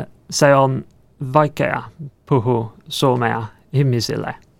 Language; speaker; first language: Finnish; non-native, learner; English